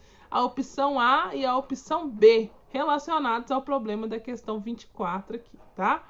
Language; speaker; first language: Portuguese; native; Portuguese